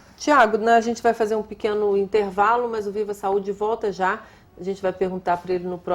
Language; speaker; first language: Portuguese; native; Portuguese